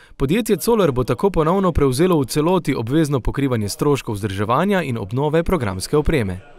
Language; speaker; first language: Slovenian; native; Slovenian